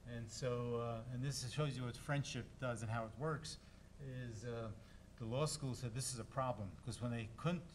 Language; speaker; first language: English; native; English